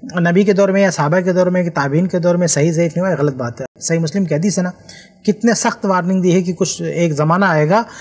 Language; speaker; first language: Hindi; native; Hindi